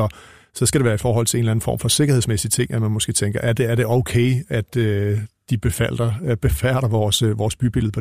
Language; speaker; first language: Danish; native; Danish